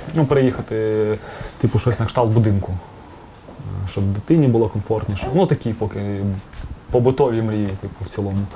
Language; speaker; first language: Ukrainian; non-native, local second language; Russian